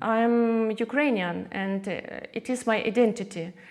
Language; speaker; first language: English; non-native, learner; Russian